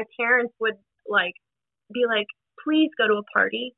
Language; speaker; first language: English; native; English